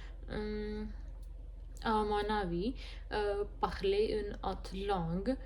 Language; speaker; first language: French; non-native, learner; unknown